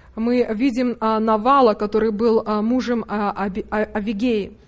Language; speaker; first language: Russian; native; Russian